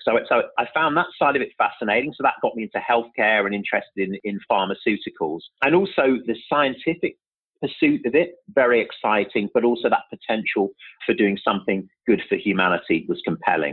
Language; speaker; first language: English; native; English